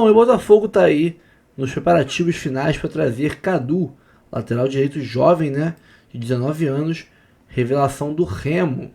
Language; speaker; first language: Portuguese; native; Portuguese